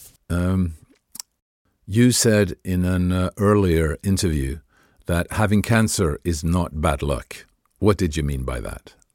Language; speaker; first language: English; non-native, fluent; Norwegian